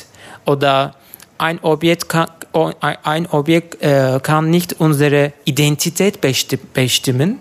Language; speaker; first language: German; non-native, learner; Turkish